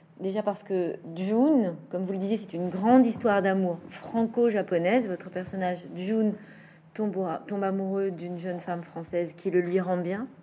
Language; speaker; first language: French; native; French